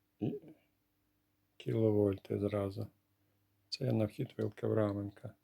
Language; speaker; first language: Ukrainian; native; Ukrainian